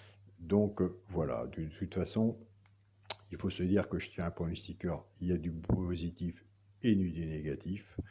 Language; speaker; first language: French; native; French